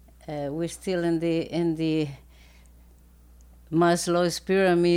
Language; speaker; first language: English; non-native, fluent; Spanish